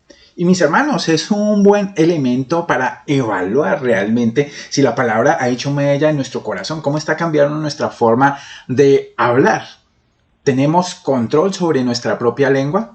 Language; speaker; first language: Spanish; native; Spanish